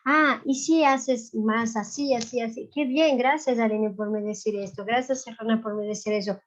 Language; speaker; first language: Spanish; non-native, fluent; Portuguese